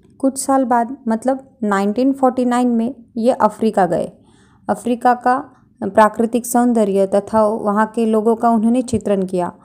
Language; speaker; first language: Hindi; non-native, local second language; Marathi